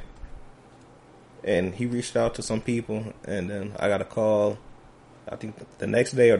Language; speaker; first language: English; native; English